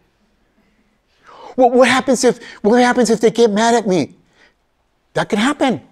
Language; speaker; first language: English; early bilingual, other home language; Spanish